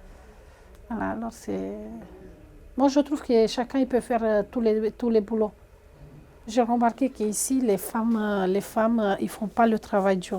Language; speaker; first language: French; non-native, fluent; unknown